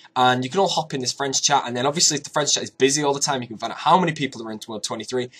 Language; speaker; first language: English; native; English